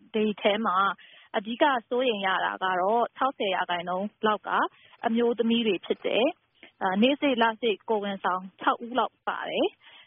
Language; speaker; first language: Burmese; non-native, local second language; Kachin